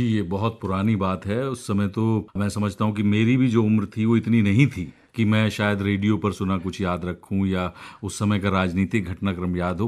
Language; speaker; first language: Hindi; native; Hindi